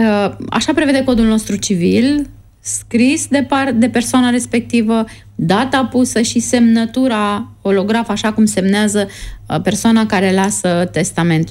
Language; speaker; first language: Romanian; native; Romanian